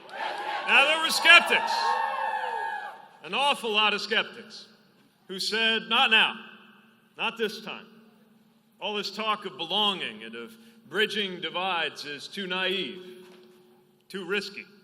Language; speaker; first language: English; native; English